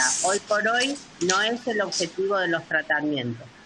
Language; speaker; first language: Spanish; native; Spanish